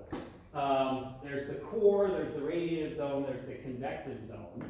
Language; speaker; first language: English; native; English